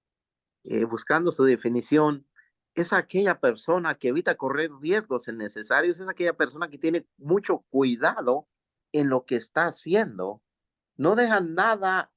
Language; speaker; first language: Spanish; native; Spanish